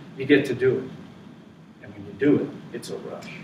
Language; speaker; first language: English; native; English